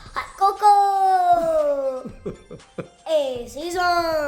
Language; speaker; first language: English; native; English